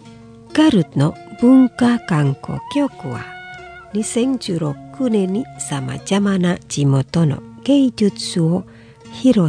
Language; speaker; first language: Japanese; non-native, fluent; Indonesian